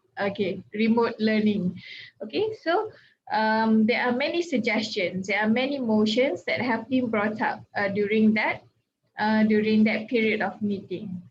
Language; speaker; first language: English; non-native, local second language; Malay